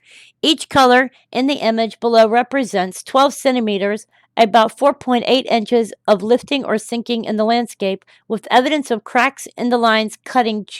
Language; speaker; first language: English; native; English